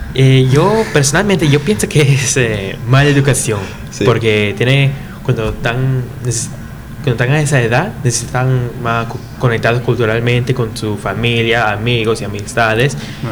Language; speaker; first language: Spanish; early bilingual, heritage; English